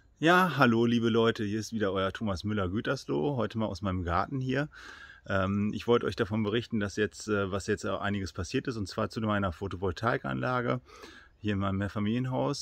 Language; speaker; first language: German; native; German